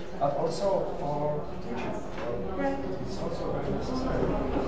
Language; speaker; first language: English; non-native, learner; Polish